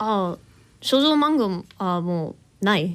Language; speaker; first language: Japanese; non-native, learner; English